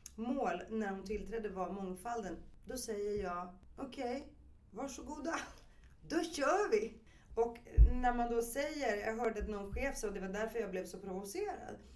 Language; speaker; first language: Swedish; early bilingual, other home language; Greek